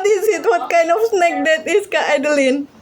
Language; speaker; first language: English; non-native, learner; Indonesian